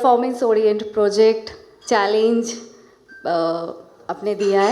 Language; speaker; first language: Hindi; non-native, local second language; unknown